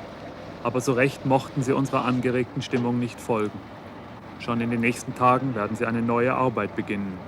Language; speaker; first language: German; native; German